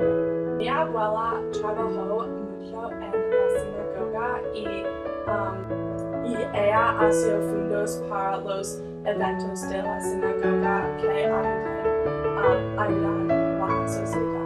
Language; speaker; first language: Spanish; non-native, learner; English